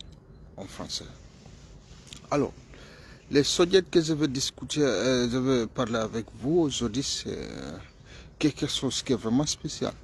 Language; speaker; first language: French; non-native, fluent; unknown